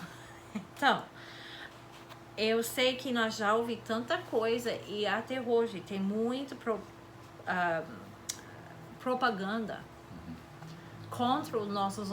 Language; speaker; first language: Portuguese; non-native, fluent; English